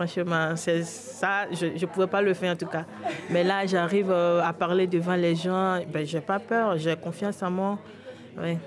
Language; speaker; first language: French; non-native, fluent; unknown